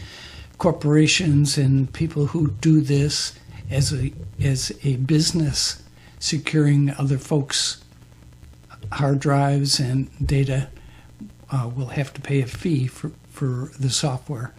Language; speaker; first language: English; native; English